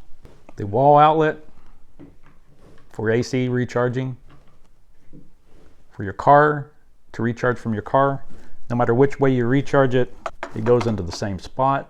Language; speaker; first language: English; native; English